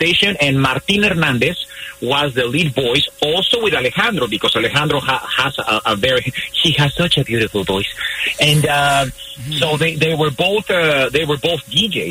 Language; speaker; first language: English; non-native, fluent; Spanish